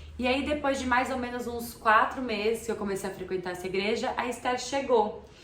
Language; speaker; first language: Portuguese; native; Portuguese